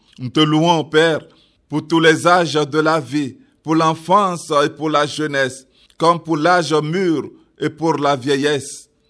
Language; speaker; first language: French; non-native, local second language; Yoruba